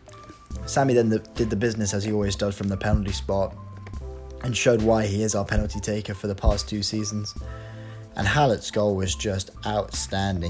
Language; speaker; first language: English; native; English